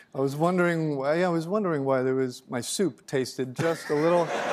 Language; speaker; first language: English; native; English